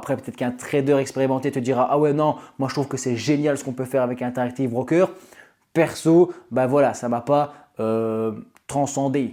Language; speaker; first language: French; native; French